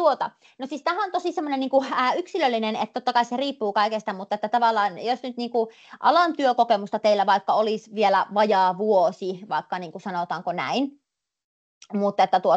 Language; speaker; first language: Finnish; native; Finnish